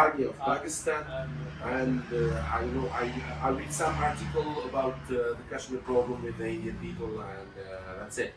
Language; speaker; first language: English; non-native, fluent; Arabic